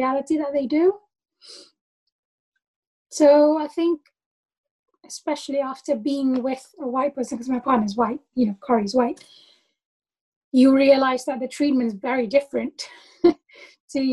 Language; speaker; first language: English; non-native, local second language; Tamil